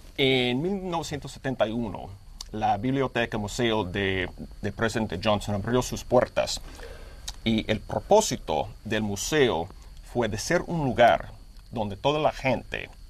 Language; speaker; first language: Spanish; non-native, fluent; English